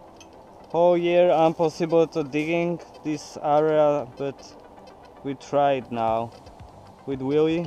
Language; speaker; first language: English; non-native, learner; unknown